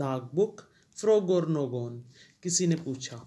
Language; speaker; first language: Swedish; non-native, fluent; Urdu